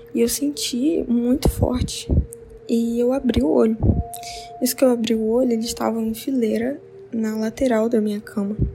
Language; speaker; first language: Portuguese; native; Portuguese